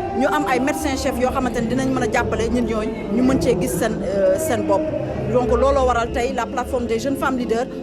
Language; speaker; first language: Wolof; native; Wolof